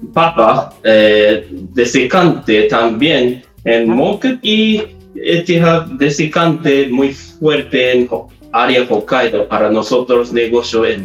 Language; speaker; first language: Spanish; non-native, learner; Japanese